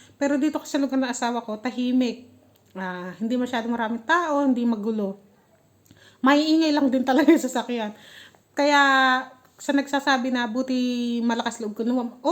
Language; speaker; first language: Filipino; native; Filipino